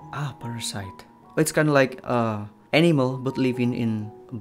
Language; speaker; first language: English; non-native, learner; Indonesian